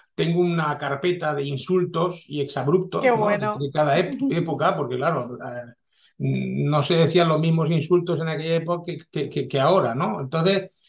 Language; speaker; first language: Spanish; early bilingual, heritage; French